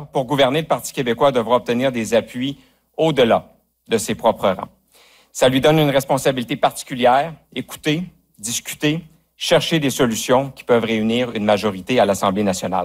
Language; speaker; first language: French; native; French